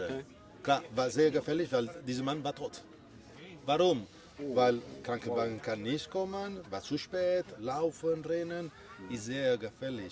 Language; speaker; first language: German; non-native, learner; Spanish